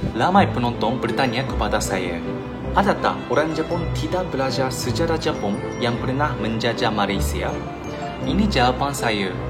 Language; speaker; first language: Malay; non-native, fluent; Japanese